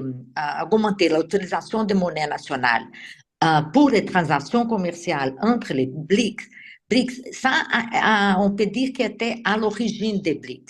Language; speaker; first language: French; non-native, fluent; Portuguese